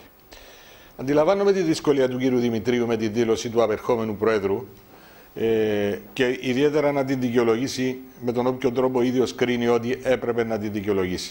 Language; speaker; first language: Greek; native; Greek